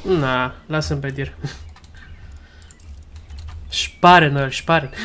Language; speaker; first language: German; non-native, learner; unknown